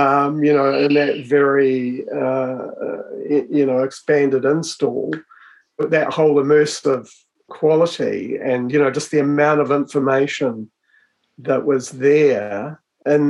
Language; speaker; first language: English; native; English